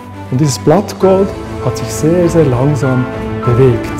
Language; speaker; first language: German; native; German